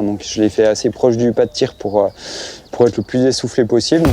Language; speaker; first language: French; native; French